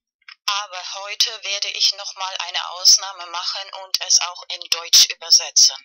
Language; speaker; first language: German; non-native, fluent; Spanish